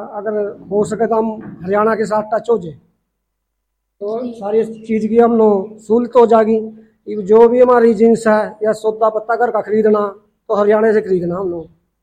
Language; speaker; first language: Hindi; native; Hindi